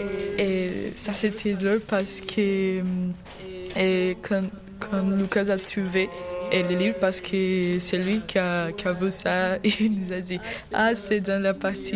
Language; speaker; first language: French; non-native, learner; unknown